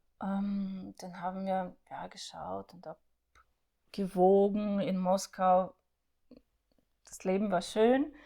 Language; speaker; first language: German; non-native, fluent; Russian